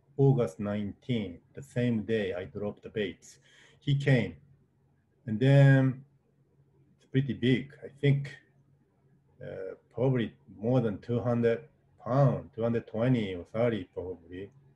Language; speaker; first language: English; non-native, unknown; Japanese